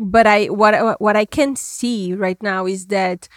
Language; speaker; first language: English; non-native, fluent; Portuguese